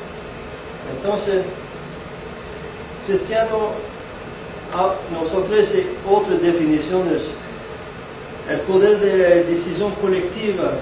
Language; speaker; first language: Spanish; non-native, fluent; English